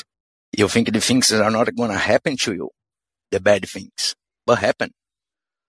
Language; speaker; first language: English; non-native, fluent; Portuguese